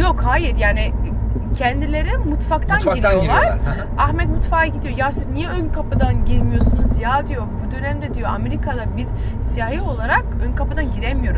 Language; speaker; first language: Turkish; early bilingual, heritage; Turkish